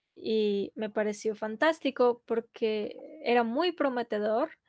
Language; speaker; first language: Spanish; non-native, fluent; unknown